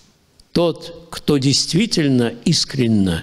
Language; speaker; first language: Russian; native; Russian